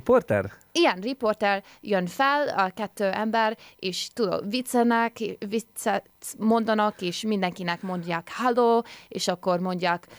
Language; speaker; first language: Hungarian; early bilingual, heritage; English